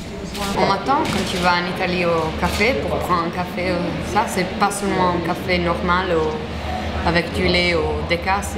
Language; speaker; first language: French; non-native, learner; Italian